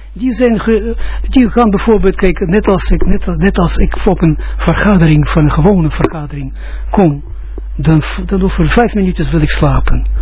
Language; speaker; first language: Dutch; non-native, fluent; Russian